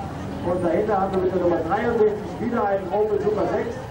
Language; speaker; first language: German; native; German